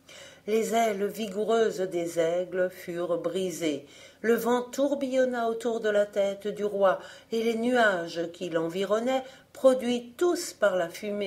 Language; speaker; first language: French; native; French